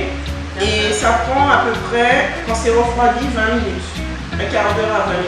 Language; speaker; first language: French; native; French